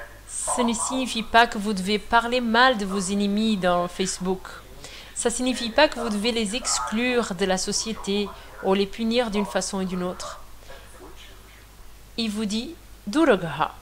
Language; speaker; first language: French; non-native, fluent; Portuguese